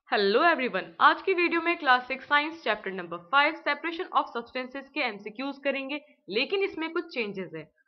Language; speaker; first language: Hindi; native; Hindi